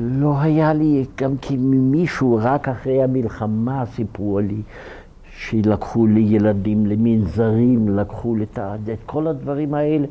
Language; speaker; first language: Hebrew; non-native, fluent; Ukrainian